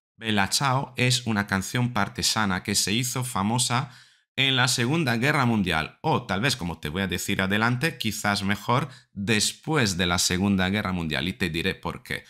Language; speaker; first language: Spanish; non-native, fluent; Italian